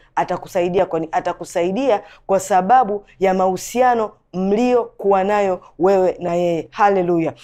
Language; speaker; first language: Swahili; native; Swahili